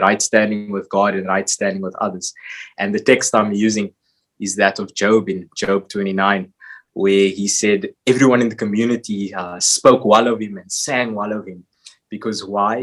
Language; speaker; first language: English; native; English